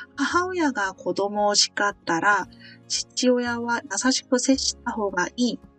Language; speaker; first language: Japanese; non-native, fluent; Korean